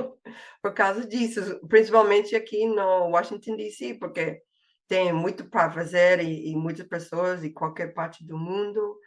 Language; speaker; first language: Portuguese; non-native, fluent; English